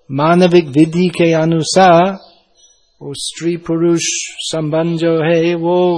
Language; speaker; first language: Hindi; non-native, fluent; English